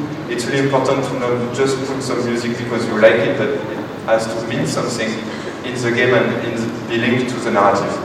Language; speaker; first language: English; non-native, fluent; French